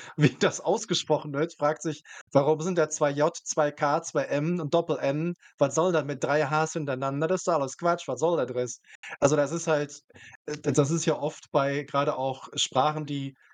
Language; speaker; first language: German; native; German